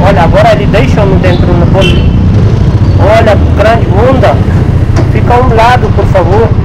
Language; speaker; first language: Portuguese; non-native, fluent; Hindi